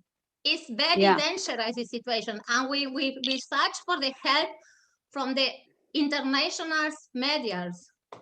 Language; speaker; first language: English; non-native, learner; German